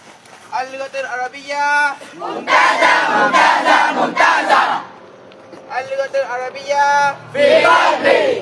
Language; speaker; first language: Arabic; non-native, learner; Malay